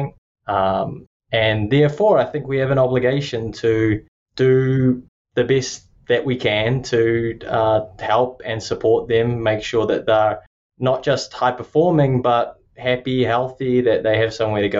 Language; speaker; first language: English; native; English